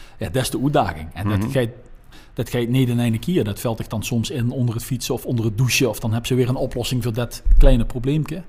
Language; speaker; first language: Dutch; native; Dutch